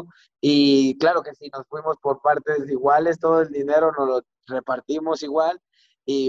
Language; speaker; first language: English; non-native, learner; Spanish